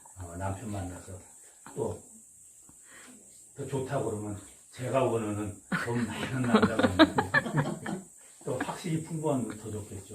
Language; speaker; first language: Korean; native; Korean